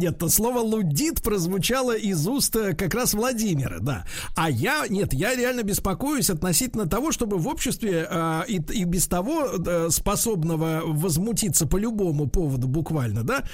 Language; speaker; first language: Russian; native; Russian